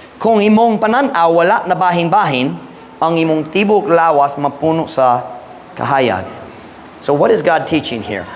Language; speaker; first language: Cebuano; non-native, fluent; English